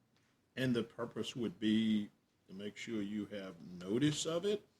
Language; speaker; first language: English; native; English